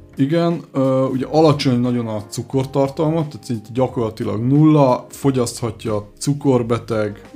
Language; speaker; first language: Hungarian; native; Hungarian